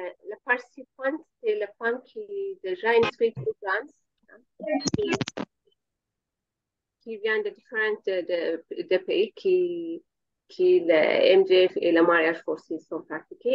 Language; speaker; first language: French; non-native, learner; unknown